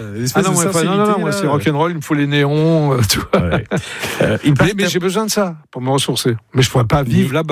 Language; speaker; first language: French; native; French